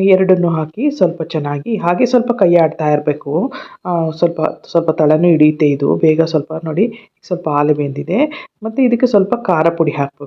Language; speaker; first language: Kannada; native; Kannada